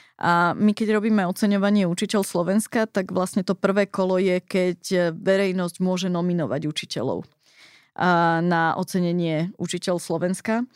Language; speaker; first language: Slovak; early bilingual, heritage; Slovak